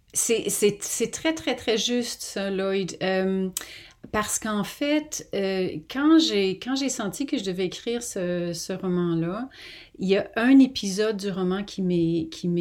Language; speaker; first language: French; native; French